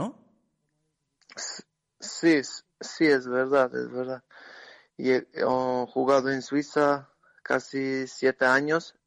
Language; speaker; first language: Spanish; non-native, learner; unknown